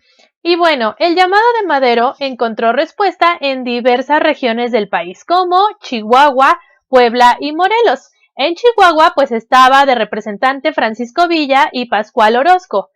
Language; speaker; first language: Spanish; native; Spanish